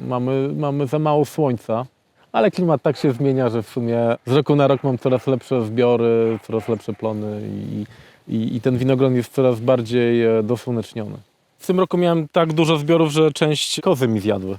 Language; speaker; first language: Polish; native; Polish